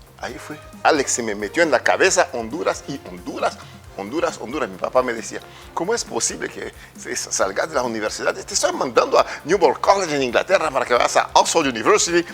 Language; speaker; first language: Spanish; non-native, fluent; French